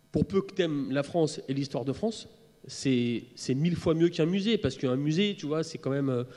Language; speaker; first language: French; native; French